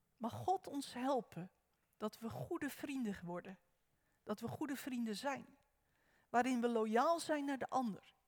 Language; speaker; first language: Dutch; native; Dutch